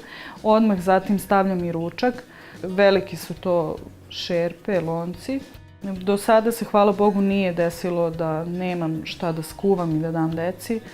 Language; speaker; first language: Serbian; native; Serbian